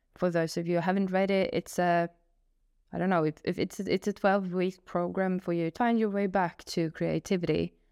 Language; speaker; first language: English; non-native, fluent; Swedish